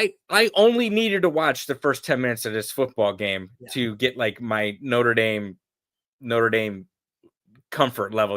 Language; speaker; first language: English; native; English